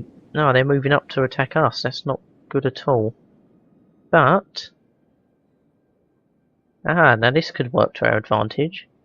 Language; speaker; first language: English; native; English